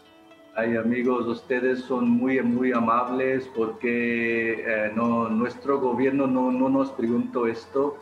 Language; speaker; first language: Spanish; non-native, fluent; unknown